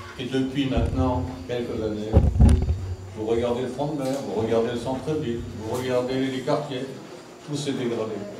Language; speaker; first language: French; non-native, local second language; German